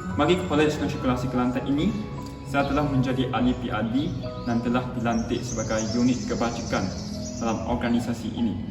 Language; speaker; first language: Malay; non-native, local second language; Chinese